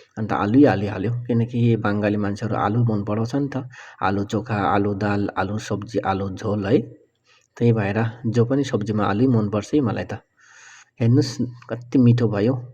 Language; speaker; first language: Nepali; non-native, learner; Bangla